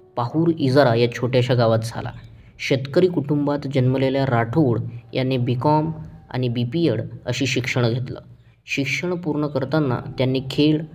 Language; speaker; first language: Marathi; non-native, local second language; Lambadi